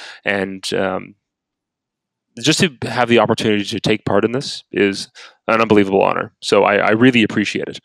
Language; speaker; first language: English; native; English